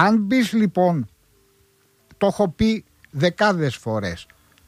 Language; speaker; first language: Greek; native; Greek